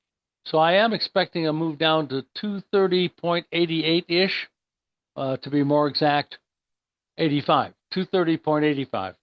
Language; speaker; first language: English; native; English